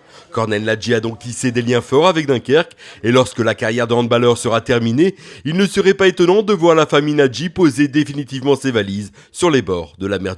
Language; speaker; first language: French; native; French